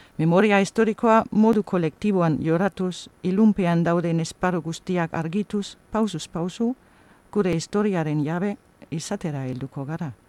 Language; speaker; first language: Basque; non-native, fluent; German